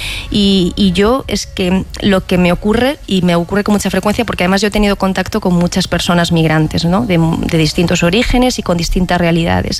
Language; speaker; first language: Spanish; native; Spanish